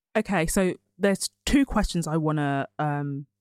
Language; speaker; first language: English; early bilingual, other home language; Yoruba